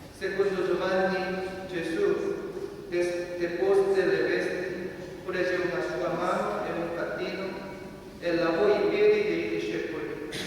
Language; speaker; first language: Italian; non-native, fluent; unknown